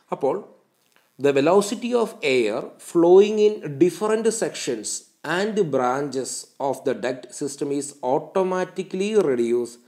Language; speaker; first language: English; non-native, local second language; Malayalam